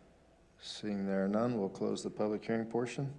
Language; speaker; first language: English; native; English